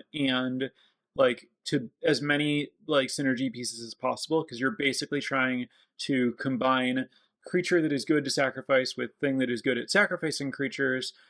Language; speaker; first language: English; native; English